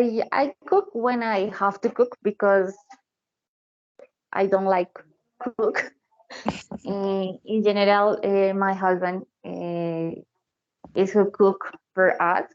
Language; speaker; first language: English; non-native, learner; Spanish